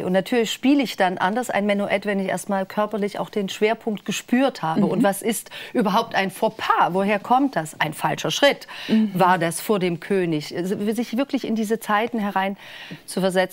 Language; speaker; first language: German; native; German